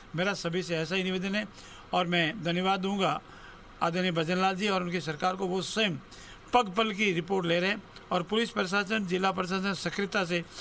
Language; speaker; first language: Hindi; native; Hindi